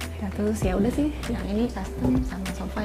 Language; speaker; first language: Indonesian; native; Indonesian